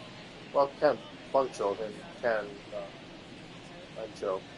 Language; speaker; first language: Chinese; non-native, learner; English